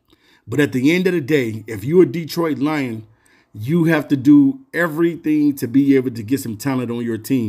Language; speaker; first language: English; native; English